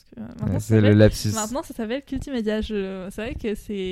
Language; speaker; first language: French; native; French